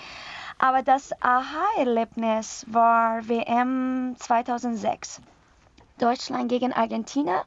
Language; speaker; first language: German; non-native, learner; Persian